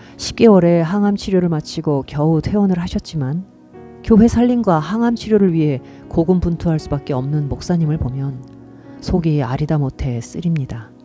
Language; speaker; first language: Korean; native; Korean